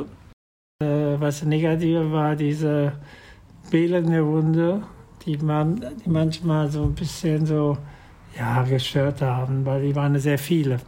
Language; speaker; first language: German; non-native, fluent; Italian